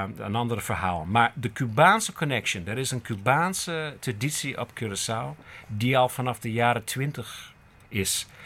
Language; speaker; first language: Dutch; non-native, fluent; English